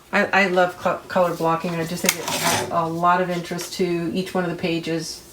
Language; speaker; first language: English; native; English